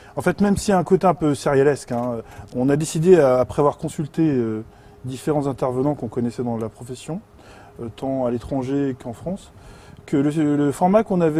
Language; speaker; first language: French; native; French